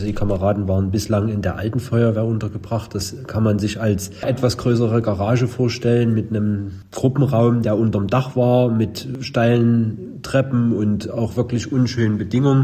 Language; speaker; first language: German; native; German